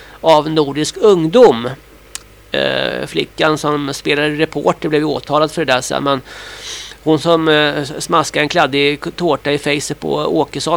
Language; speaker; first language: Swedish; native; Swedish